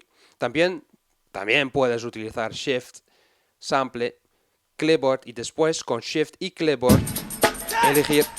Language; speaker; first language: Spanish; non-native, fluent; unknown